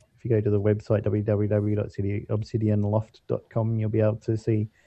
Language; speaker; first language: English; native; English